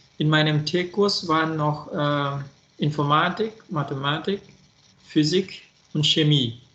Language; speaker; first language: German; non-native, fluent; Vietnamese